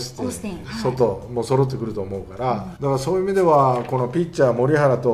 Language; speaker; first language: Japanese; native; Japanese